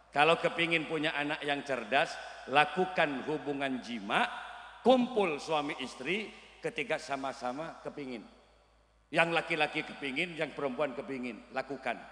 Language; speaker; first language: Indonesian; non-native, local second language; Madurese